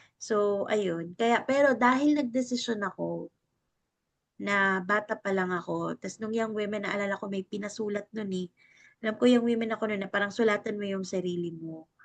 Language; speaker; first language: Filipino; native; Filipino